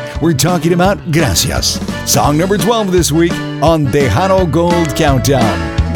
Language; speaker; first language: English; early bilingual, other home language; Spanish